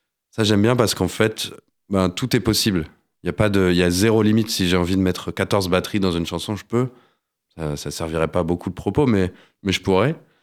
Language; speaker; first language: French; native; French